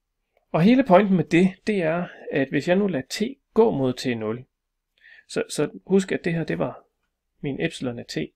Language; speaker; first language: Danish; native; Danish